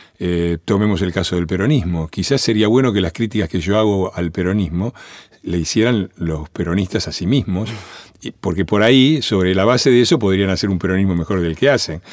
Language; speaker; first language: Spanish; native; Spanish